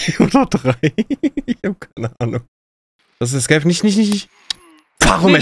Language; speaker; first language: German; native; German